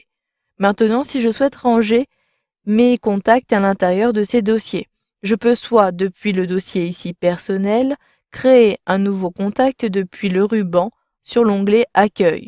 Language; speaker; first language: French; native; French